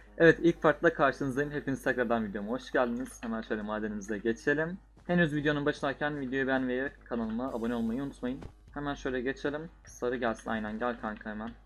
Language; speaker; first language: Turkish; native; Turkish